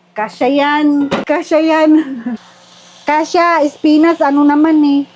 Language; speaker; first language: Filipino; non-native, local second language; Iloko